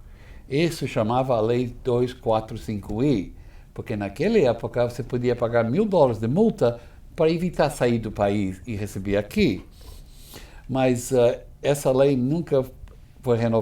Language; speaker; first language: Portuguese; non-native, fluent; English